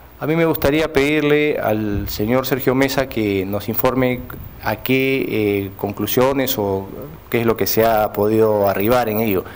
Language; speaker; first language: Spanish; native; Spanish